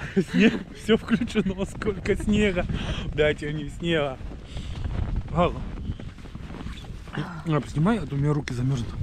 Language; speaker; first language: Russian; native; Russian